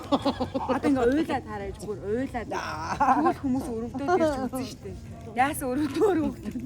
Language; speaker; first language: Mongolian; early bilingual, heritage; Mongolian